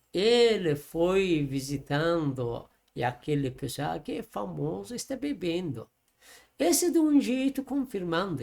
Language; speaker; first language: Portuguese; non-native, learner; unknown